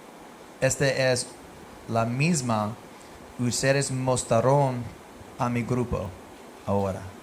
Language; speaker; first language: Spanish; non-native, learner; English